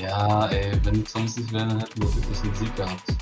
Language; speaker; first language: German; native; German